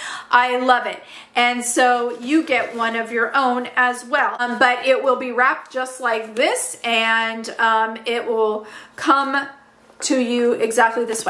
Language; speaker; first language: English; native; English